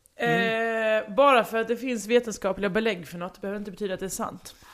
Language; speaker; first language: Swedish; native; Swedish